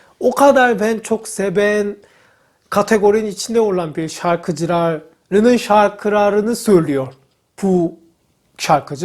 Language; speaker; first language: Turkish; non-native, fluent; Korean